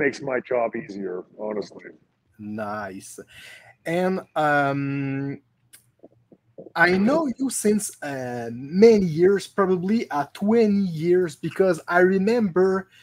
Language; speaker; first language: English; non-native, local second language; French